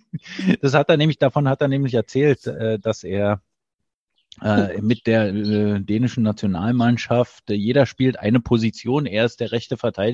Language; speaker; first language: German; native; German